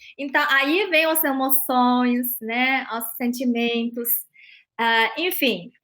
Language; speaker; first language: Portuguese; non-native, fluent; Chinese